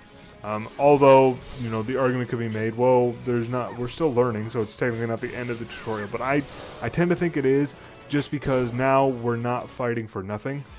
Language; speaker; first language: English; native; English